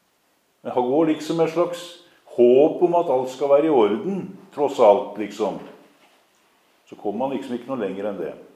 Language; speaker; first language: Norwegian; native; Norwegian